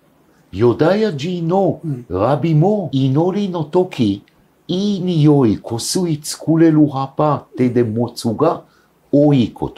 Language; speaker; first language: Japanese; non-native, fluent; Hebrew